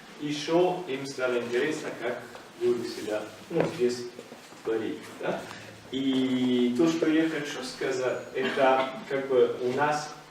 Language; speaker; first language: Russian; non-native, fluent; Italian